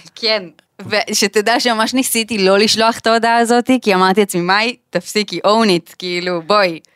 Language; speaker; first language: Hebrew; native; Hebrew